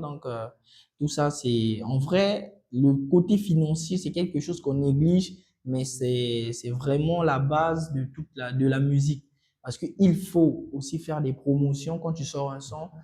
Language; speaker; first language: French; non-native, local second language; Sango